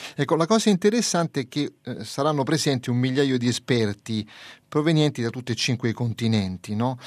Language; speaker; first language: Italian; native; Italian